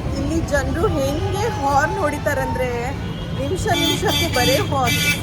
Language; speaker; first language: Kannada; native; Kannada